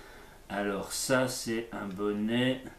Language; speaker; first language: French; native; French